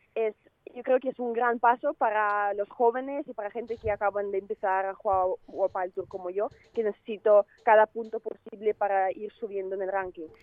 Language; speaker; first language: Spanish; non-native, fluent; Russian